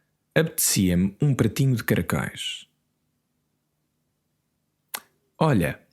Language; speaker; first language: Portuguese; non-native, learner; English